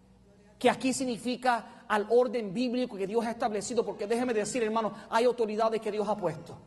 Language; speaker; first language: Spanish; native; Spanish